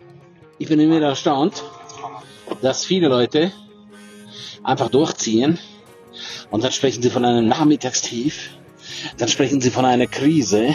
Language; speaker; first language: German; native; German